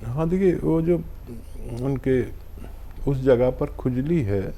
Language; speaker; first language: Hindi; native; Hindi